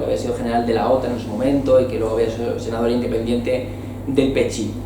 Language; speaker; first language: Spanish; native; Spanish